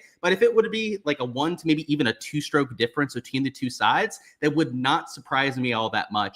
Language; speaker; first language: English; native; English